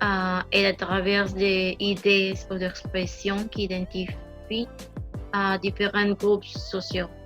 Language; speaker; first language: French; non-native, learner; Spanish